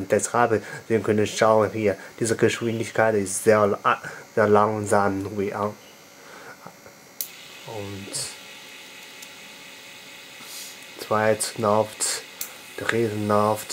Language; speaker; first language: German; non-native, learner; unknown